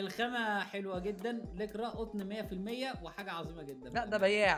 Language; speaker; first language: Arabic; native; Arabic